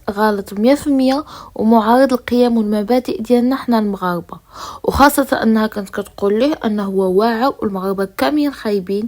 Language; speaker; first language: Arabic; native; Arabic